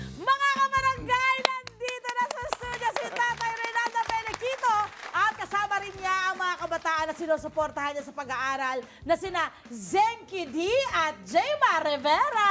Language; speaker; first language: Filipino; native; Filipino